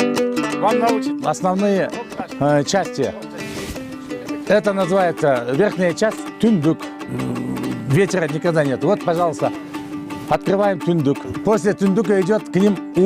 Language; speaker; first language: Russian; non-native, local second language; Kyrgyz